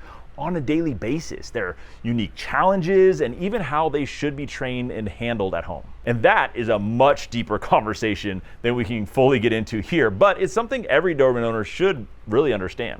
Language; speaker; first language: English; native; English